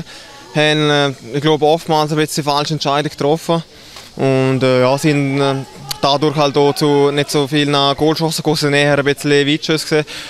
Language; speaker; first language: German; native; German